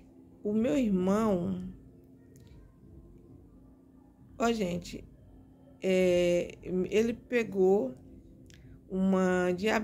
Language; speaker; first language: Portuguese; native; Portuguese